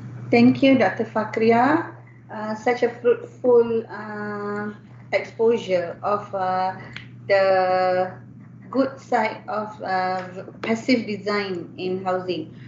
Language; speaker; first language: English; non-native, local second language; Malay